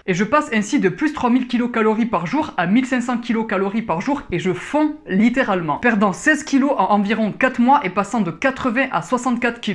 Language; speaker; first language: French; native; French